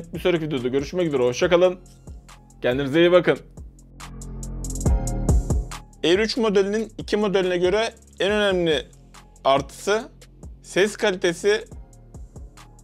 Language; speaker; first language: Turkish; native; Turkish